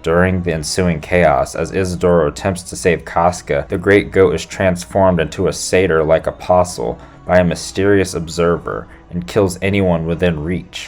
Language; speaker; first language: English; native; English